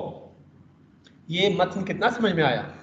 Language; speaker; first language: Urdu; native; Urdu